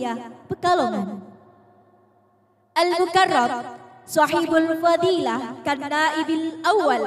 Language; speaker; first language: Arabic; non-native, fluent; Indonesian